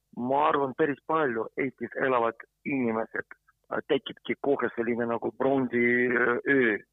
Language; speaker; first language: Estonian; non-native, fluent; Ukrainian